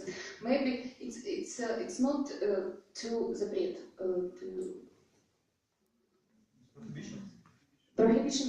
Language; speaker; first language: English; non-native, learner; Russian